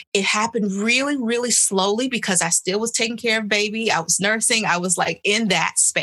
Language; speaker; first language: English; native; English